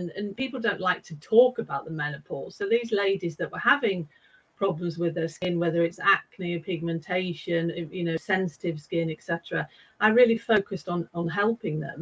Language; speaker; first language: English; native; English